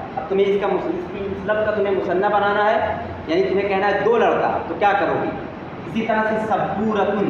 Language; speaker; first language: Urdu; native; Urdu